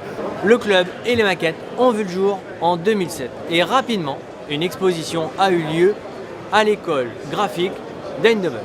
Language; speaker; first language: French; native; French